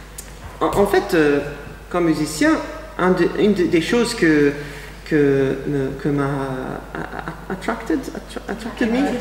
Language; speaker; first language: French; non-native, fluent; English